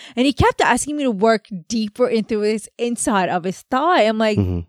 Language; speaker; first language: English; native; English